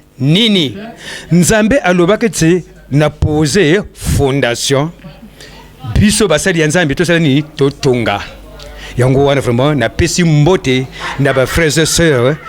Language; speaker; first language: Lingala; native; Lingala